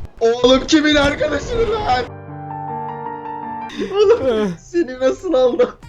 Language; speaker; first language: Turkish; native; Turkish